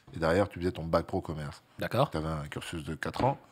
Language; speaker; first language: French; native; French